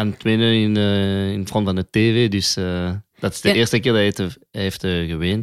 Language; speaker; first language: Dutch; non-native, local second language; French